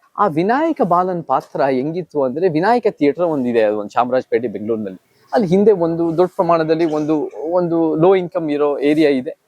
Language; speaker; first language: Kannada; early bilingual, heritage; Kannada